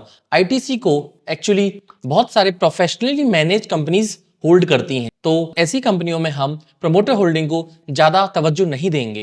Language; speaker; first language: Hindi; native; Hindi